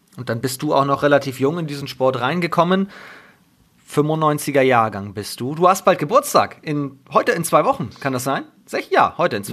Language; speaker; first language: German; native; German